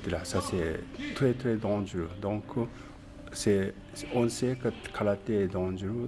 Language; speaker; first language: French; non-native, learner; Japanese